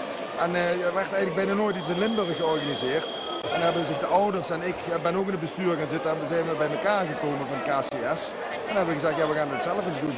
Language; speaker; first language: Dutch; native; Dutch